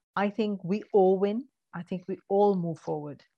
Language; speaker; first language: English; non-native, local second language; Malayalam